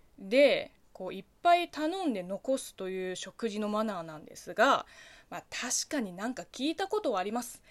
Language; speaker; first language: Japanese; non-native, fluent; Chinese